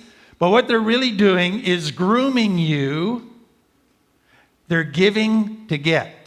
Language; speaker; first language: English; native; English